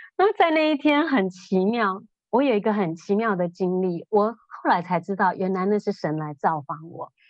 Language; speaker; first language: Chinese; native; Chinese